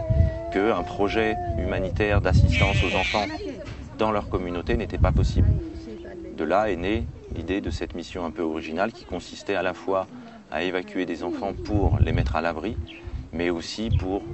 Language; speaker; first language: French; native; French